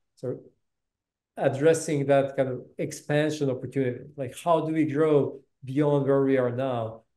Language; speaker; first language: English; non-native, fluent; Bosnian